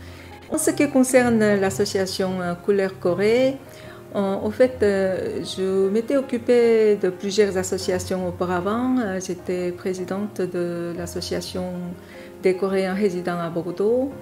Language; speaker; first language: French; non-native, fluent; Korean